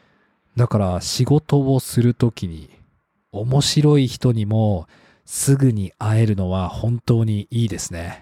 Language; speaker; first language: Japanese; non-native, fluent; English